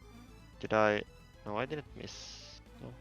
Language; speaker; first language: English; non-native, fluent; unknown